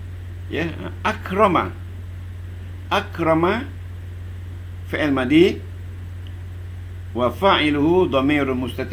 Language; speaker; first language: Arabic; non-native, fluent; Malay